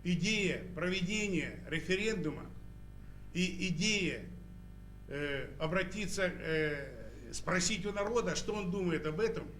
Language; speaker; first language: Russian; non-native, local second language; Ukrainian